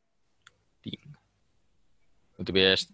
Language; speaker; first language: Russian; non-native, learner; Finnish